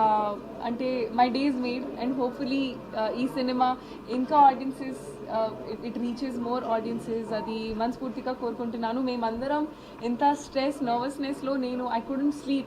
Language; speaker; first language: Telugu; non-native, learner; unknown